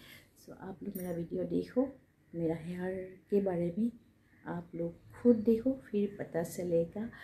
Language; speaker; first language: Hindi; non-native, local second language; Assamese